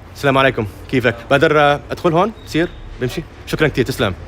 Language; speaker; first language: Arabic; early bilingual, heritage; Arabic